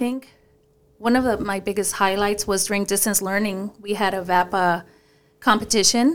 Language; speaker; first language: English; early bilingual, other home language; Spanish